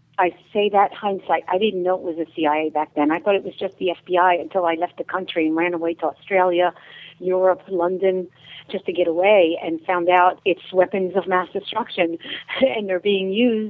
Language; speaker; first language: English; native; English